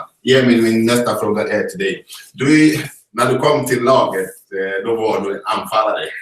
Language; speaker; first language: Swedish; non-native, fluent; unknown